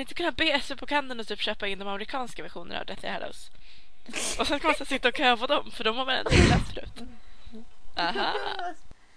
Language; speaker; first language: Swedish; native; Swedish